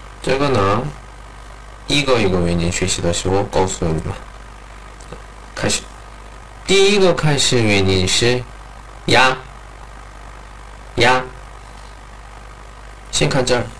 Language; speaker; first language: Chinese; non-native, learner; Korean